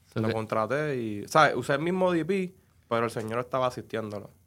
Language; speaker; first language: Spanish; native; Spanish